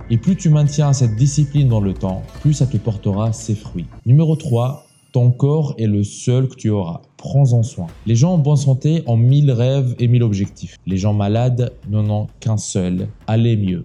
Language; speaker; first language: French; native; French